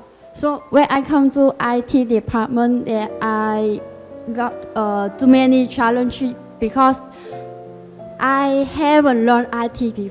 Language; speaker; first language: English; non-native, learner; Vietnamese